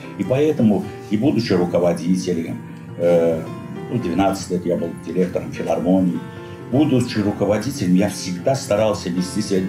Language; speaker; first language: Russian; non-native, local second language; Azerbaijani